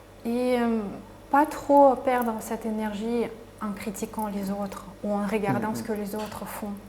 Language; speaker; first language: French; non-native, fluent; Russian